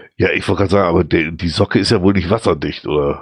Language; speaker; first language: German; native; German